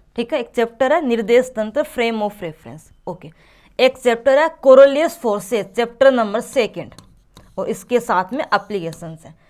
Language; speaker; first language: Hindi; native; Hindi